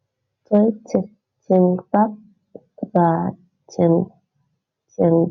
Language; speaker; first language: Vietnamese; non-native, learner; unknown